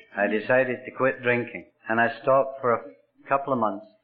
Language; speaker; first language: English; native; English